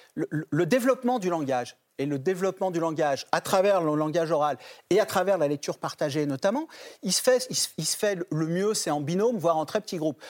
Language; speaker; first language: French; native; French